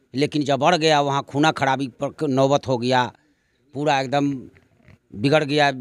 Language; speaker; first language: Hindi; native; Hindi